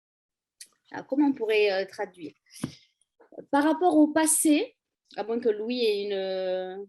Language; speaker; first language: French; native; French